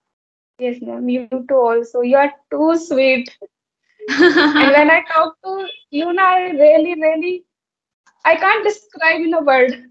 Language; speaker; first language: English; non-native, learner; Hindi